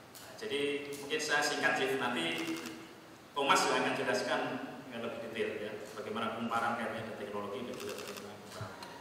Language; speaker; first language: Indonesian; native; Indonesian